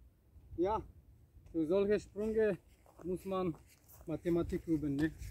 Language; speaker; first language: German; non-native, learner; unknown